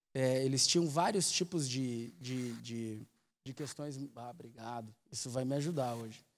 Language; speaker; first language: Portuguese; native; Portuguese